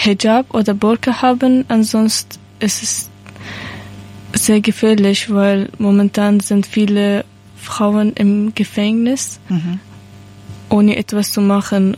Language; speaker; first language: German; non-native, learner; Persian